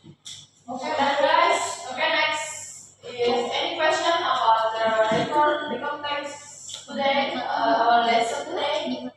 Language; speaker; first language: English; non-native, learner; Indonesian